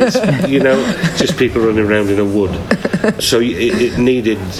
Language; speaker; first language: English; native; English